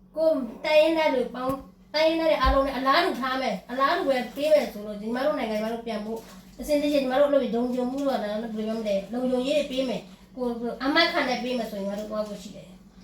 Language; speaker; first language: Burmese; non-native, local second language; Rohingya